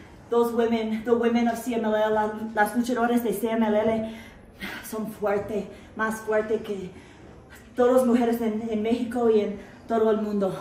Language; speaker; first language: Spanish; non-native, learner; English